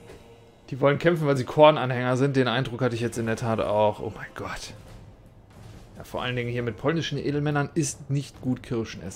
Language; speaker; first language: German; native; German